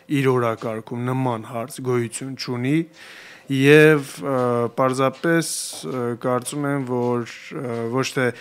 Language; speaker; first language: Armenian; native; Armenian